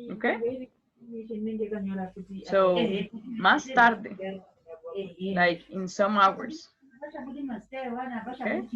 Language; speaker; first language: English; non-native, learner; Spanish